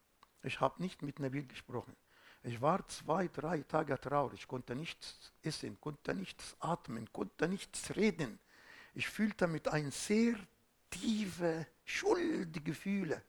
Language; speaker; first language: German; non-native, fluent; Arabic